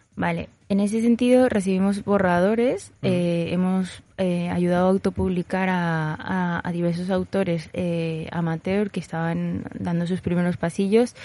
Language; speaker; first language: Spanish; native; Spanish